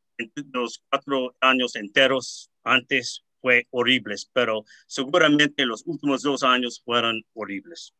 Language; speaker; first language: Spanish; early bilingual, heritage; Spanish